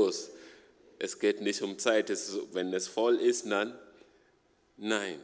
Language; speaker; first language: German; non-native, fluent; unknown